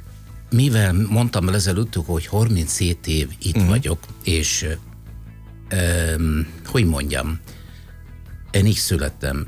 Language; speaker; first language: Hungarian; non-native, fluent; Italian